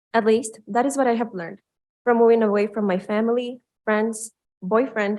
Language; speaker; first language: English; non-native, fluent; Spanish